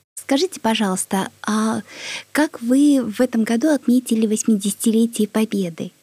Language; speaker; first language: Russian; native; Russian